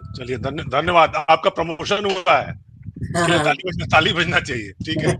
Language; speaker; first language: Hindi; non-native, local second language; Bhojpuri